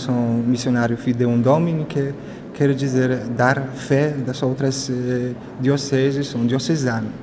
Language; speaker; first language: Portuguese; non-native, fluent; Polish